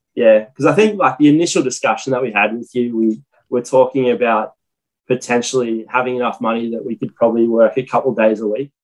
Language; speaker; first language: English; native; English